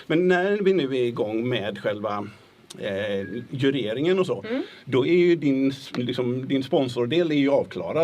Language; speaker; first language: Swedish; native; Swedish